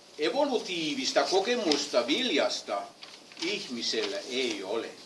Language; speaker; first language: Finnish; non-native, fluent; German